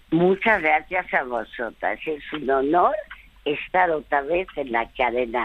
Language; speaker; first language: Spanish; early bilingual, other home language; French